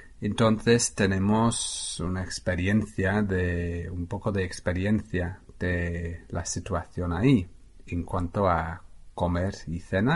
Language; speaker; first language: Spanish; non-native, fluent; English